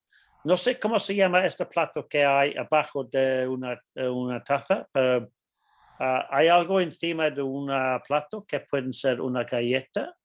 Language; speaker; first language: Spanish; non-native, fluent; English